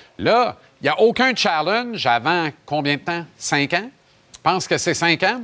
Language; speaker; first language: French; native; French